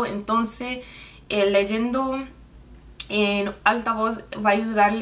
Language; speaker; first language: Spanish; non-native, fluent; English